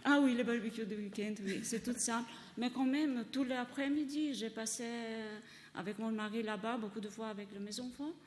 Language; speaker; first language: French; non-native, learner; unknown